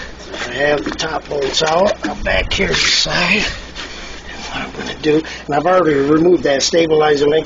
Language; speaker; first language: English; native; English